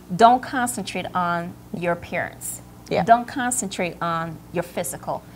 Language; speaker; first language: English; native; English